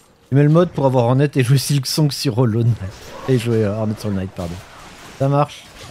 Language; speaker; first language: French; native; French